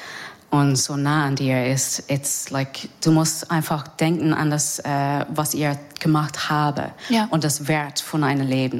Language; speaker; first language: German; non-native, learner; English